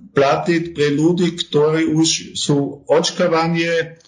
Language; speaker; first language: Slovak; non-native, learner; German